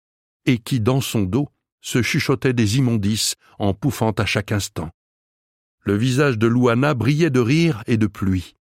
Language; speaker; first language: French; native; French